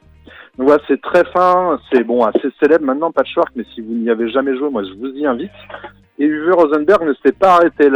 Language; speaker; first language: French; native; French